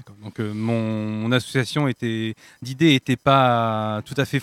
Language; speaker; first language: French; native; French